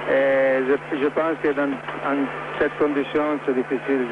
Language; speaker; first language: French; non-native, learner; Italian